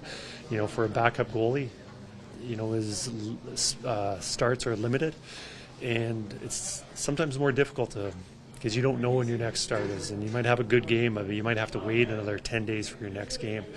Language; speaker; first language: English; native; English